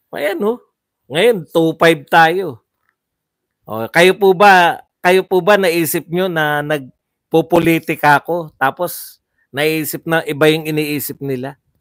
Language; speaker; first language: Filipino; native; Filipino